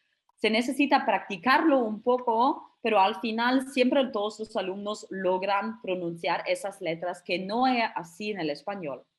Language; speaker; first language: Spanish; non-native, fluent; German